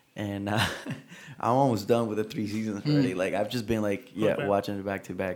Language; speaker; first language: English; non-native, fluent; Spanish